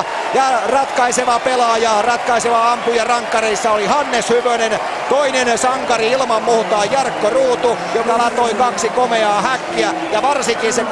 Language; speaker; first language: Finnish; native; Finnish